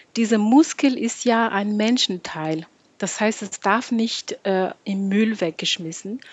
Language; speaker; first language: German; non-native, fluent; Malagasy